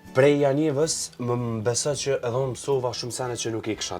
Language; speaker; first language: Albanian; native; Albanian